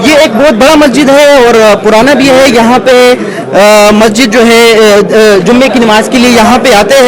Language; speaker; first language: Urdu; non-native, local second language; Pashto